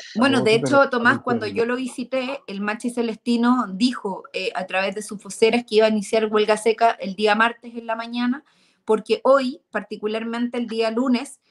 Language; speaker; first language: Spanish; native; Spanish